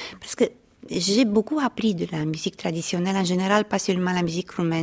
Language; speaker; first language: French; non-native, fluent; Romanian